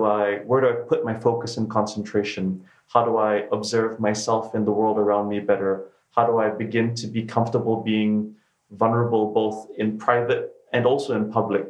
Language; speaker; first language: English; native; English